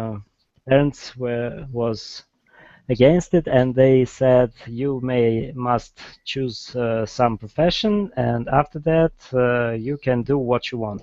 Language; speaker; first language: English; non-native, fluent; Russian